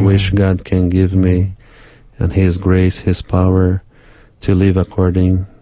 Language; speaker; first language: English; non-native, fluent; Portuguese